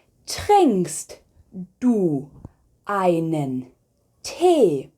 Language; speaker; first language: German; non-native, fluent; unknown